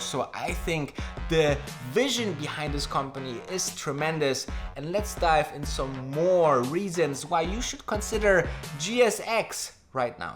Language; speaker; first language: English; non-native, fluent; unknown